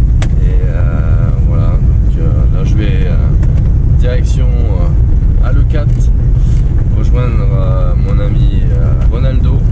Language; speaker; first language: French; native; French